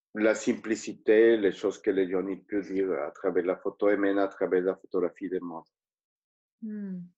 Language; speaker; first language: French; non-native, learner; Spanish